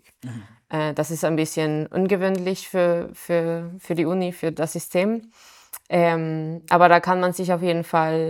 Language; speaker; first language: German; non-native, fluent; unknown